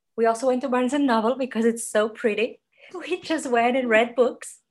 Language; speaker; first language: English; non-native, fluent; Spanish